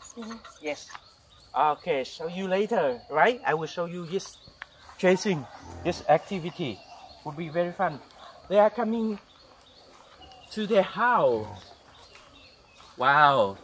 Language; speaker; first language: English; non-native, learner; Vietnamese